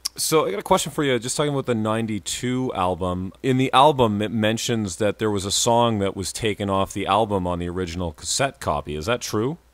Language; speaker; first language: English; native; English